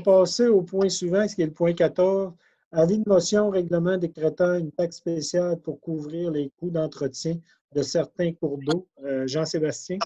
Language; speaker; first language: French; native; French